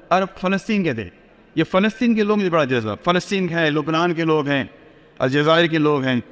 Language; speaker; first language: Urdu; non-native, local second language; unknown